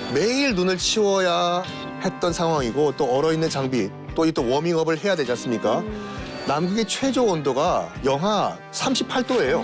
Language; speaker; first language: Korean; native; Korean